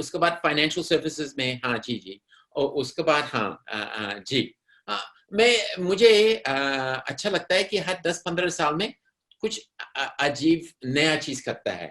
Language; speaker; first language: Hindi; non-native, fluent; English